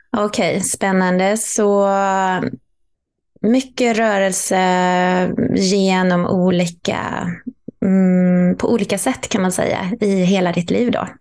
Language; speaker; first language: Swedish; native; Swedish